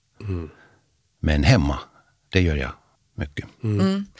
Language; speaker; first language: Swedish; non-native, fluent; Finnish